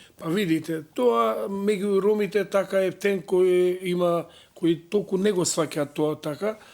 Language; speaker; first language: Macedonian; non-native, local second language; Romany